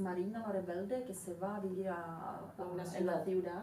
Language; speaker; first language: Spanish; non-native, fluent; Czech